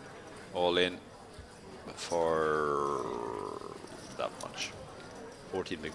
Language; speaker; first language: English; native; English